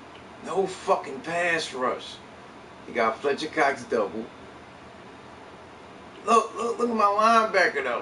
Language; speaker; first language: English; native; English